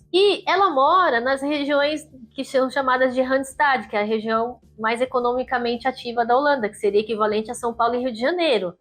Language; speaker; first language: Portuguese; native; Portuguese